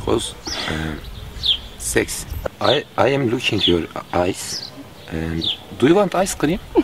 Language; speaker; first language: English; non-native, learner; Turkish